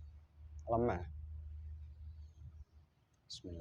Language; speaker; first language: Indonesian; native; Indonesian